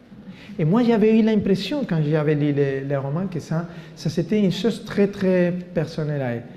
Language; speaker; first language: French; non-native, fluent; Spanish